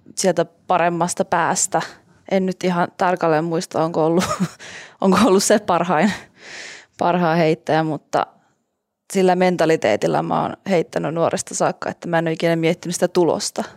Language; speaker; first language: Finnish; native; Finnish